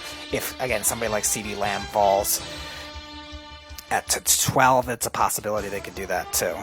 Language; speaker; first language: English; native; English